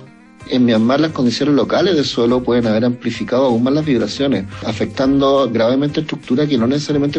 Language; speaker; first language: Spanish; native; Spanish